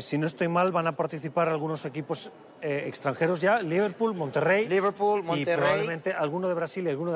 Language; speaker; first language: Spanish; native; Spanish